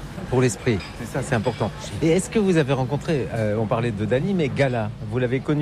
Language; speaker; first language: French; native; French